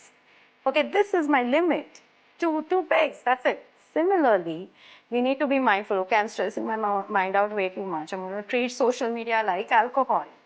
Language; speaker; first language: English; non-native, local second language; Hindi